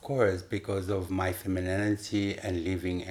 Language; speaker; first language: English; non-native, fluent; Arabic